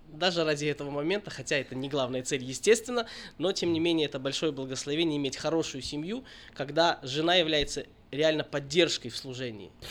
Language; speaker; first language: Russian; native; Russian